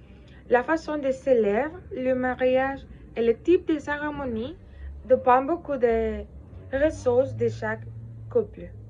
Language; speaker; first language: French; non-native, learner; Spanish